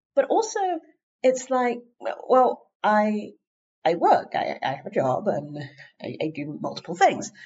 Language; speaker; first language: English; native; English